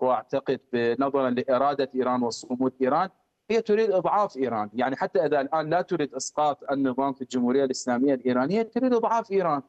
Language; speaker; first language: Arabic; non-native, fluent; Persian